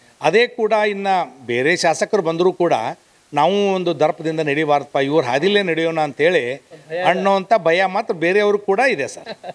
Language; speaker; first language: Kannada; native; Kannada